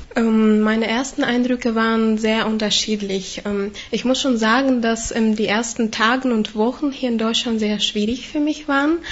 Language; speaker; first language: German; non-native, fluent; Russian